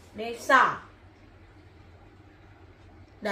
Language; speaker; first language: Indonesian; non-native, learner; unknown